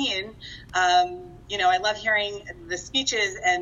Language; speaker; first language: English; native; English